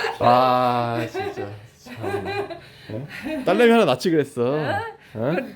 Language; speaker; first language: Korean; native; Korean